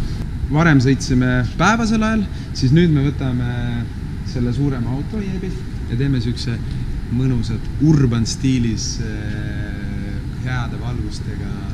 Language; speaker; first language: Estonian; native; Estonian